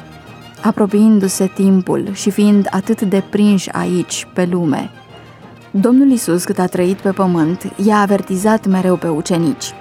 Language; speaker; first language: Romanian; native; Romanian